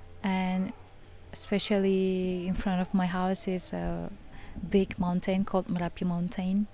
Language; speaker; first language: English; non-native, fluent; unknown